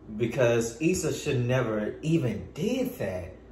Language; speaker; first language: English; native; English